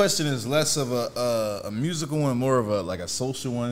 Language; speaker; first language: English; native; English